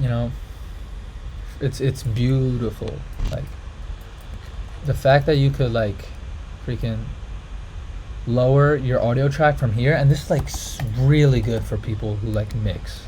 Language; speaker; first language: English; native; English